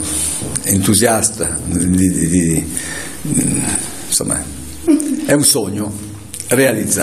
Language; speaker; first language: Italian; native; Italian